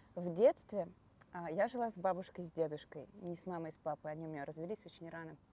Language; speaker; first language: Russian; native; Russian